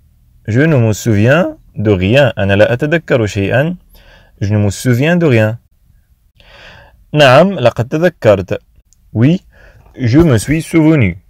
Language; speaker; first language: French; non-native, fluent; Arabic